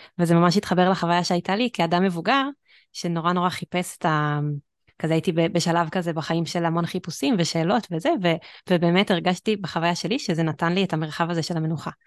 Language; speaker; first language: Hebrew; native; Hebrew